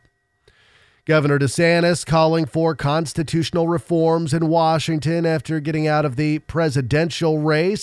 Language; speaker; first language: English; native; English